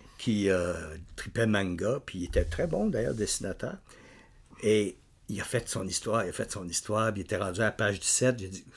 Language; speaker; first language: French; native; French